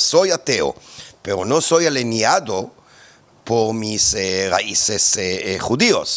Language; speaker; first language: Spanish; non-native, fluent; Hebrew